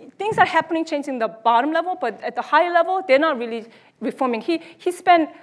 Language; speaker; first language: English; early bilingual, other home language; Korean